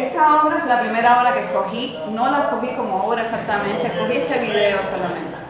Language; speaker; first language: Spanish; native; Spanish